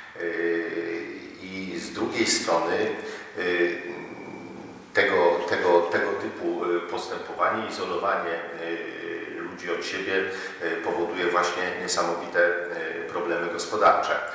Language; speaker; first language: Polish; native; Polish